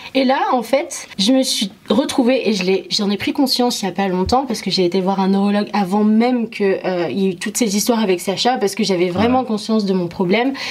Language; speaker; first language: French; early bilingual, other home language; Arabic